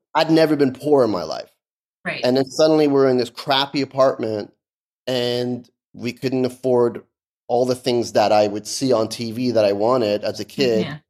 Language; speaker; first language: English; early bilingual, other home language; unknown